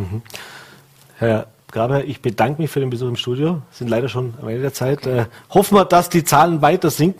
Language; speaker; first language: German; native; German